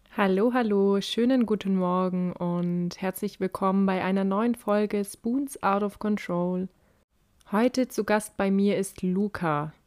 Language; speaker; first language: German; native; German